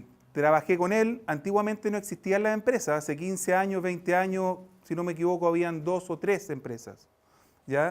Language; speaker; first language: Spanish; native; Spanish